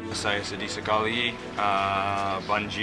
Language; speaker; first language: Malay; non-native, learner; English